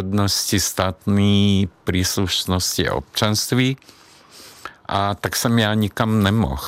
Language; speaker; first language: Czech; non-native, fluent; Hungarian